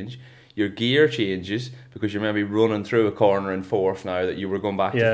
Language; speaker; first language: English; native; English